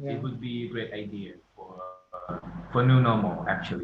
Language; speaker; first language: English; non-native, fluent; Thai